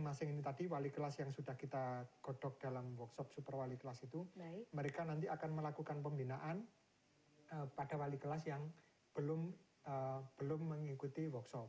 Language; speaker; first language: Indonesian; native; Indonesian